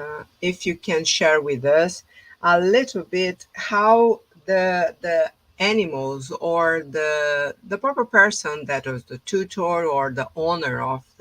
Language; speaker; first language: English; non-native, fluent; Portuguese